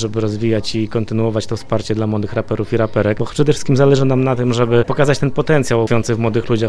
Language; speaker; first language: Polish; native; Polish